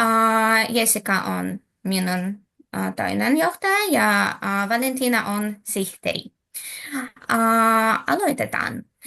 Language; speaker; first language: Finnish; non-native, learner; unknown